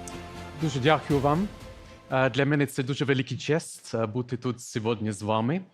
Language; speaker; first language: Ukrainian; non-native, learner; English